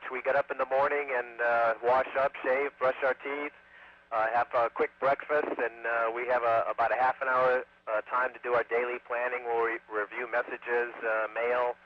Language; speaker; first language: English; native; English